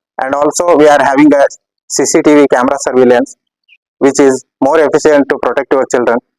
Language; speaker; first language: English; non-native, local second language; Kannada